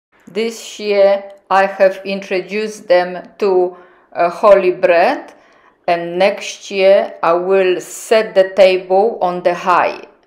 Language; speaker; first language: English; non-native, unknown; Polish